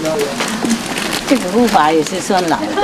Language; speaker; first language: Chinese; non-native, fluent; Vietnamese